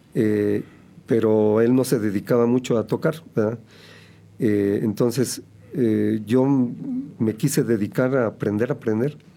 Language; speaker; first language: Spanish; native; Spanish